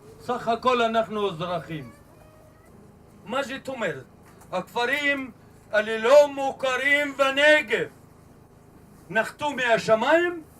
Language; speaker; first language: Hebrew; non-native, local second language; Arabic